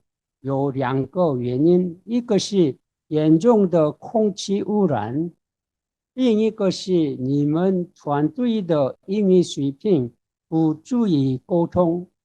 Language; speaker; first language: Chinese; non-native, fluent; Korean